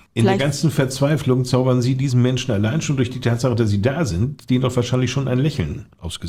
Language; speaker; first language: German; native; German